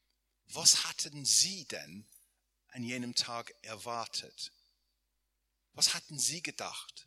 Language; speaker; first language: German; non-native, fluent; English